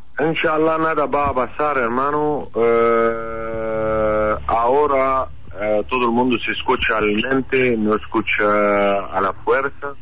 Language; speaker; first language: Spanish; non-native, learner; Arabic